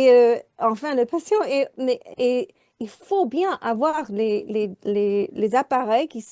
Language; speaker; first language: French; non-native, fluent; English